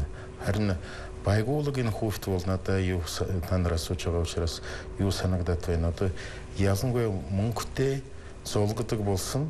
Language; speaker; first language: Mongolian; non-native, fluent; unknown